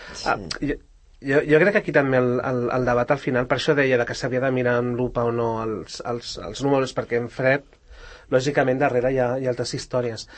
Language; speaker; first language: Catalan; native; Catalan